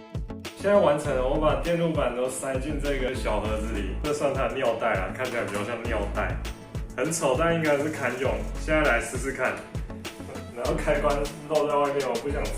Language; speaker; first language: Chinese; native; Chinese